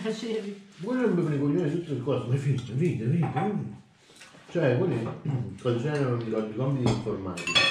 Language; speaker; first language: Italian; native; Italian